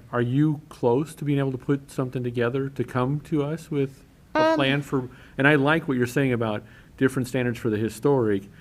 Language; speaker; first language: English; native; English